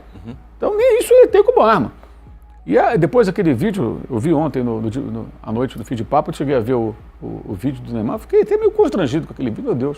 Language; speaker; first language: Portuguese; native; Portuguese